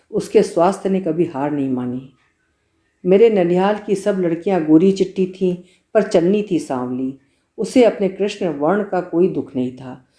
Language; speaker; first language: Hindi; native; Hindi